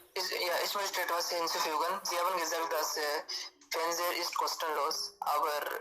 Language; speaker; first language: German; non-native, learner; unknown